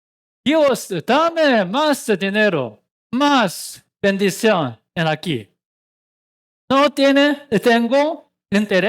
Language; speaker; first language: Spanish; non-native, learner; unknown